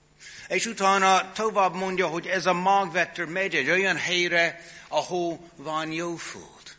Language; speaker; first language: Hungarian; non-native, fluent; English